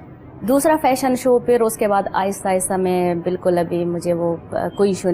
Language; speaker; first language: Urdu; non-native, local second language; Pashto